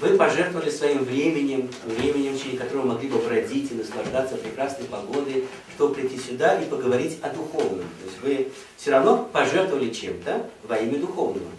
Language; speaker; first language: Russian; native; Russian